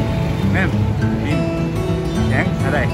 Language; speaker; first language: Vietnamese; non-native, learner; Japanese